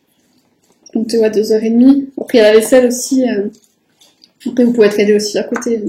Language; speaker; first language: French; native; French